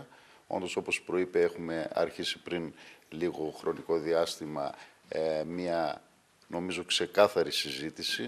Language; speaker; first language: Greek; native; Greek